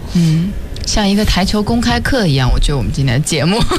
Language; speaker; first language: Chinese; native; Chinese